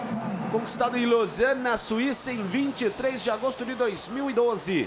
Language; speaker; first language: Portuguese; native; Portuguese